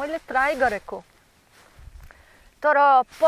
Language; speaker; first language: Nepali; non-native, learner; Slovak